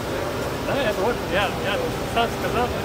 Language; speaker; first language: Russian; non-native, local second language; Uzbek